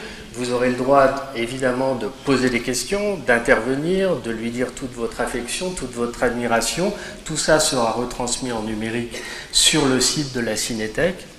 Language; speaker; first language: French; native; French